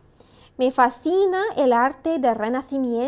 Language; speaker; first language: Spanish; non-native, fluent; English